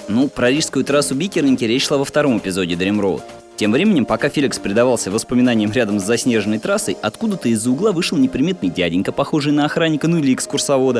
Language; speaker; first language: Russian; native; Russian